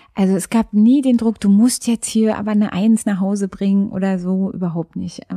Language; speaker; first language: German; native; German